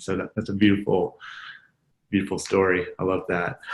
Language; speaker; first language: English; native; English